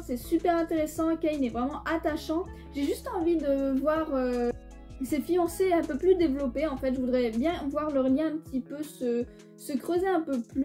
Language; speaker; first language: French; native; French